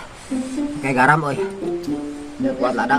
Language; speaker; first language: Indonesian; non-native, local second language; Sundanese